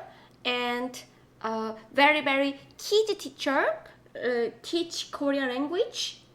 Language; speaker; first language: English; non-native, learner; Korean